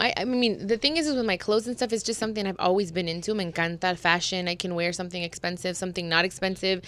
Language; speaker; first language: English; early bilingual, other home language; Spanish